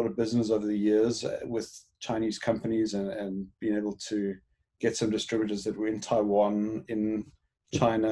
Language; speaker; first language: English; native; English